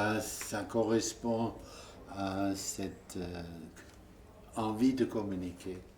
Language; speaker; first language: French; non-native, fluent; German